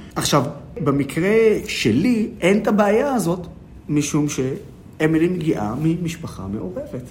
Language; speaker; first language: Hebrew; non-native, local second language; Arabic